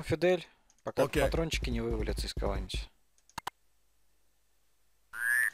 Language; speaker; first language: Russian; native; Russian